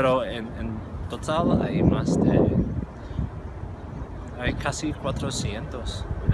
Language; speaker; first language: Spanish; non-native, learner; English